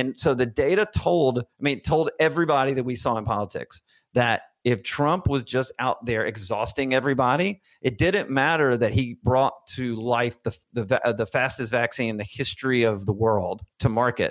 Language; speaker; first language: English; native; English